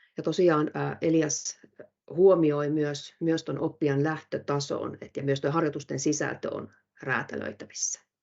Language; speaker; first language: Finnish; native; Finnish